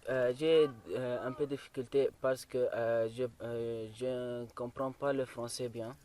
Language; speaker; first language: French; non-native, learner; Arabic